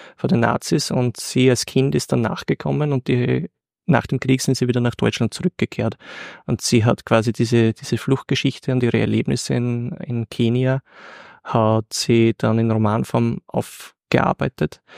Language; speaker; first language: German; native; German